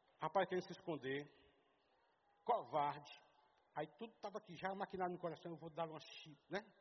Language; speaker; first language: Portuguese; native; Portuguese